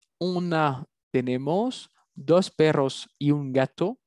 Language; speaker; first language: Spanish; non-native, fluent; French